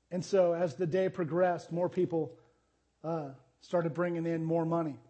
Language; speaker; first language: English; native; English